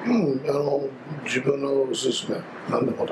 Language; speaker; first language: Japanese; non-native, learner; English